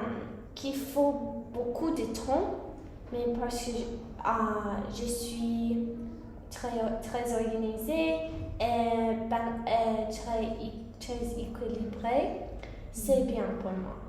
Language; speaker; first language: French; non-native, learner; English